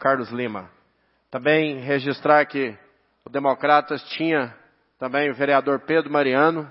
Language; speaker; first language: Portuguese; native; Portuguese